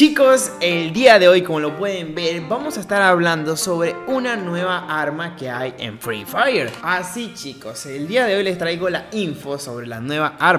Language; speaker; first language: Spanish; native; Spanish